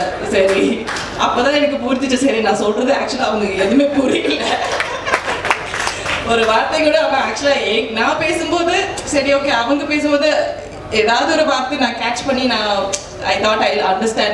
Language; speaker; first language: Tamil; non-native, local second language; Malayalam